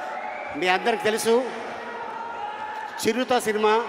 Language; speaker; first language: Telugu; native; Telugu